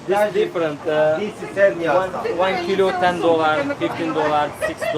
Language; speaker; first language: English; non-native, learner; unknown